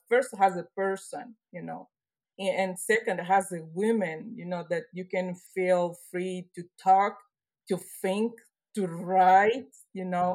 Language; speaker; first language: English; non-native, fluent; Portuguese